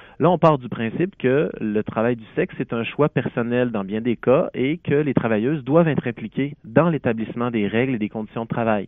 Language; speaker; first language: French; native; French